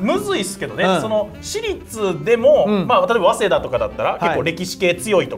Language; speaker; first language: Japanese; native; Japanese